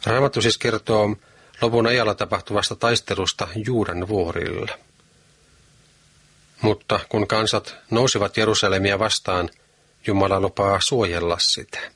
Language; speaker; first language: Finnish; native; Finnish